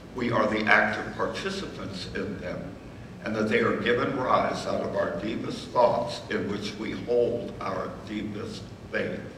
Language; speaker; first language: English; native; English